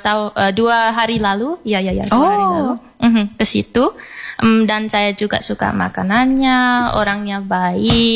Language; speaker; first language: Indonesian; non-native, learner; English